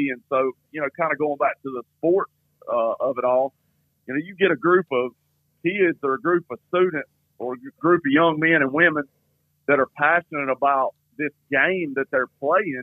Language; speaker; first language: English; native; English